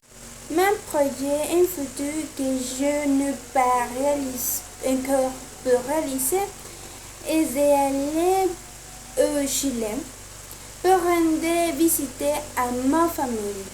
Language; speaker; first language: French; non-native, learner; Spanish